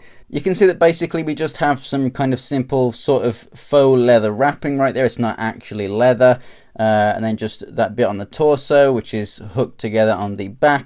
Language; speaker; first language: English; native; English